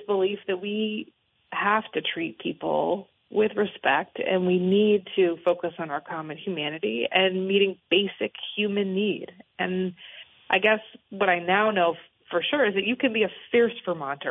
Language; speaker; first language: English; native; English